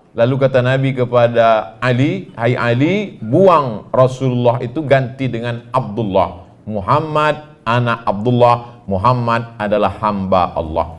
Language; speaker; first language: Indonesian; native; Indonesian